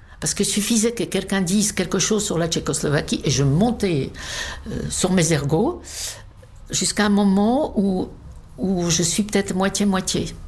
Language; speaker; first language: French; non-native, fluent; Czech